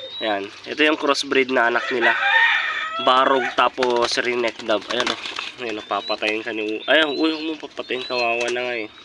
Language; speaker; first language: Filipino; non-native, local second language; Iloko